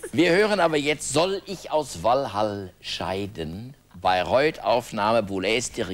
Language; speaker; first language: German; native; German